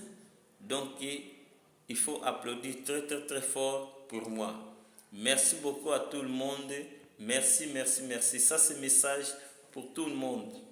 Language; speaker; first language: French; non-native, learner; Lingala